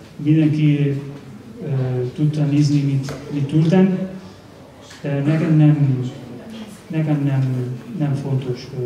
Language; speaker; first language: Hungarian; non-native, learner; Spanish